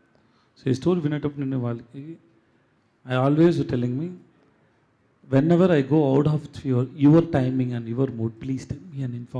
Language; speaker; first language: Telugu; non-native, learner; Tamil